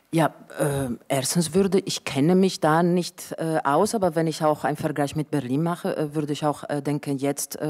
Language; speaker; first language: German; non-native, fluent; Italian